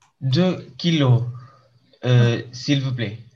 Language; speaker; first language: French; non-native, learner; English